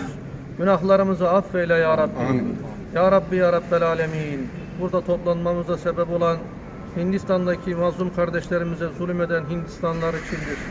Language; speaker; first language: Turkish; native; Turkish